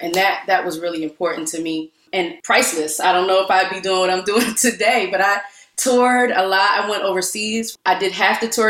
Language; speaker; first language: English; native; English